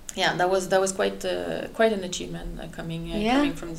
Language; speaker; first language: English; non-native, fluent; French